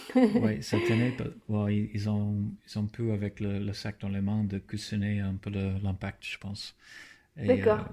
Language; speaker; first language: French; non-native, fluent; English